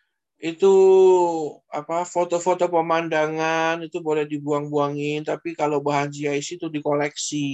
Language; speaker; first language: Indonesian; native; Indonesian